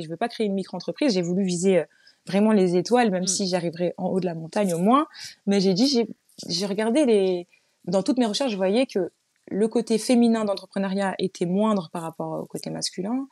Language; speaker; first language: French; native; French